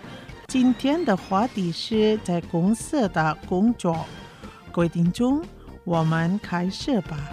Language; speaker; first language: Chinese; non-native, learner; Indonesian